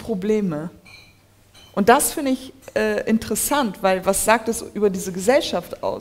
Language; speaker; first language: German; early bilingual, other home language; Turkish